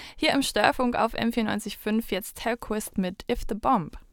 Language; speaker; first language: German; native; German